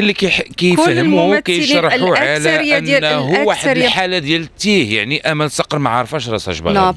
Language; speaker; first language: Arabic; native; Arabic